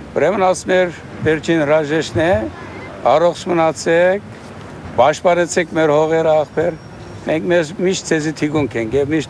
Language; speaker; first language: Armenian; early bilingual, heritage; Armenian